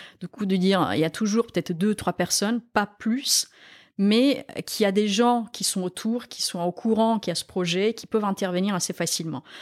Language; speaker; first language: French; non-native, fluent; Romanian